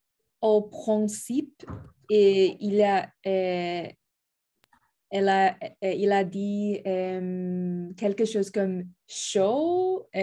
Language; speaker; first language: French; non-native, learner; Spanish